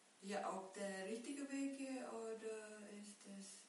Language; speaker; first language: German; non-native, learner; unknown